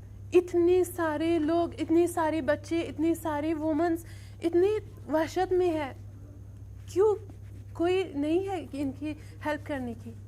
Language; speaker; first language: Hindi; non-native, learner; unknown